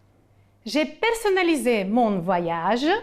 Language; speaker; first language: French; non-native, fluent; Ukrainian